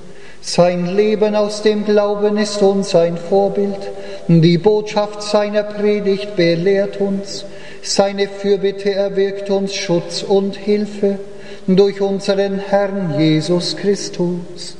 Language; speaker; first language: German; native; German